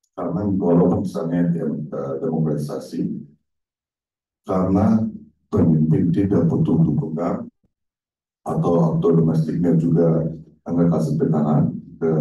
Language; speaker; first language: Indonesian; non-native, fluent; Turkish